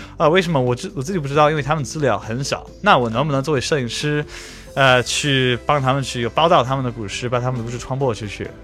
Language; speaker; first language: Chinese; non-native, fluent; English